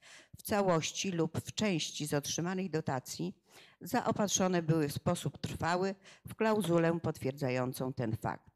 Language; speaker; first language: Polish; native; Polish